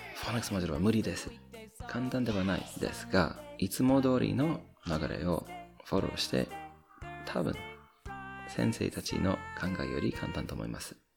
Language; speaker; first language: Japanese; non-native, fluent; English